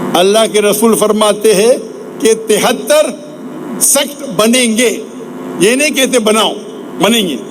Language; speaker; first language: Urdu; non-native, local second language; Konkani